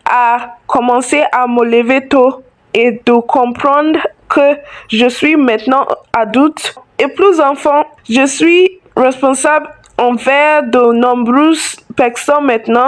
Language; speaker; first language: French; non-native, learner; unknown